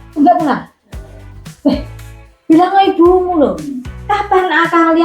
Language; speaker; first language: Indonesian; non-native, local second language; Javanese